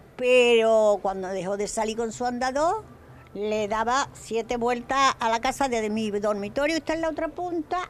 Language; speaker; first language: Spanish; native; Spanish